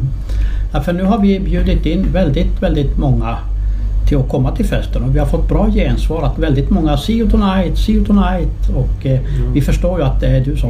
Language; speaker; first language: Swedish; native; Swedish